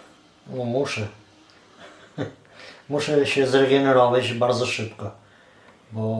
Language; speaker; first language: Polish; non-native, fluent; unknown